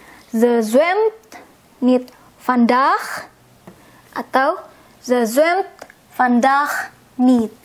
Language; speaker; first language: Dutch; non-native, fluent; Indonesian